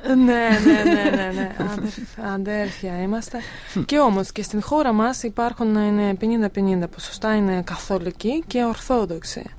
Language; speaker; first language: Greek; non-native, fluent; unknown